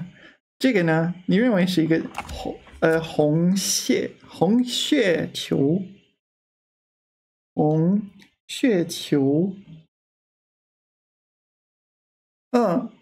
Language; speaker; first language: Chinese; non-native, learner; English